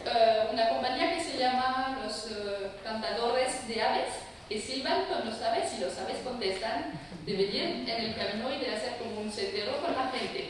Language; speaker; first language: Spanish; non-native, fluent; French